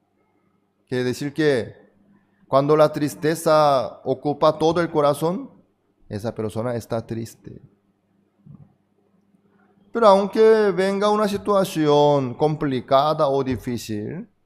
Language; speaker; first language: Spanish; non-native, fluent; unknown